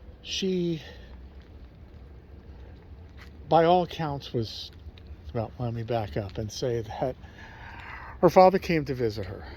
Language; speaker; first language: English; native; English